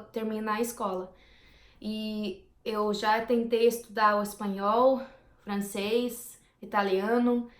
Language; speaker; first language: Portuguese; non-native, fluent; English